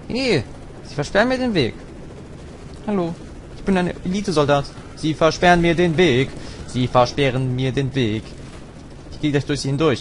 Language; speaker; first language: German; native; German